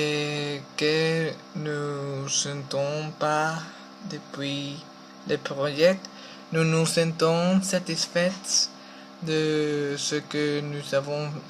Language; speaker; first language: French; non-native, learner; Spanish